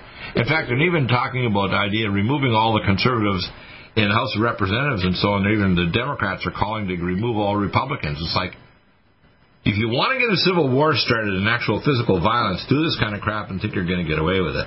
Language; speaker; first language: English; native; English